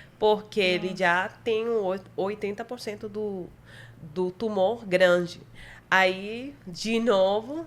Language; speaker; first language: Portuguese; non-native, fluent; Spanish